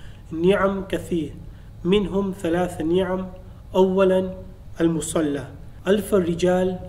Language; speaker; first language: Arabic; non-native, learner; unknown